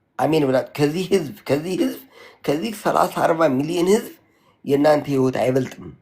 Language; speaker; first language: Amharic; native; Amharic